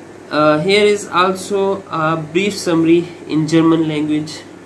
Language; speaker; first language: English; non-native, local second language; Urdu